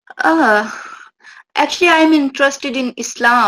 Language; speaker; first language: English; non-native, local second language; Urdu